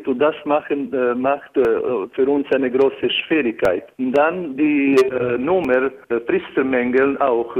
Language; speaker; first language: German; non-native, learner; Albanian